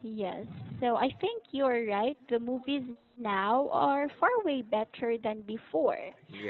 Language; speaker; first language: English; non-native, local second language; Filipino